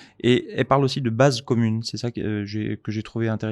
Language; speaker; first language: French; native; French